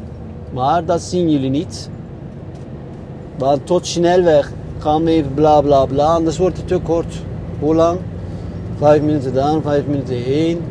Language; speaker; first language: Dutch; non-native, fluent; Turkish